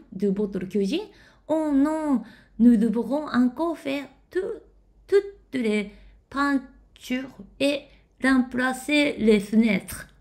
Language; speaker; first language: French; non-native, learner; Japanese